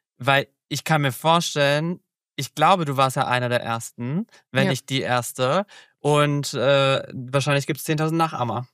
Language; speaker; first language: German; early bilingual, other home language; Polish